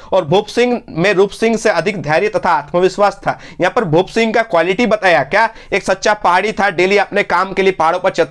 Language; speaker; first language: Hindi; non-native, local second language; Bangla